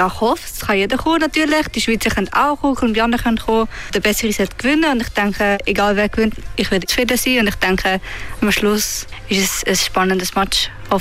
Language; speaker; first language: German; early bilingual, other home language; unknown